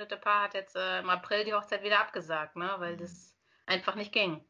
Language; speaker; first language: German; native; German